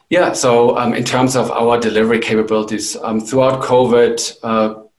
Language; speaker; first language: English; non-native, fluent; German